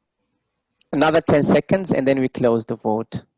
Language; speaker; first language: English; non-native, local second language; Arabic